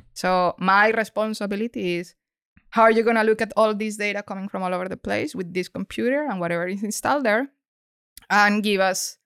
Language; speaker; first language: English; non-native, fluent; Spanish